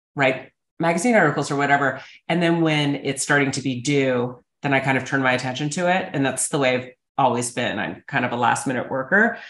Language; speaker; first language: English; native; English